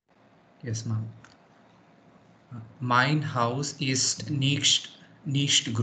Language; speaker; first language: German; non-native, learner; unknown